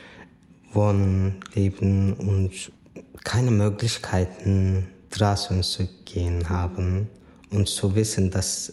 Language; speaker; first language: German; non-native, fluent; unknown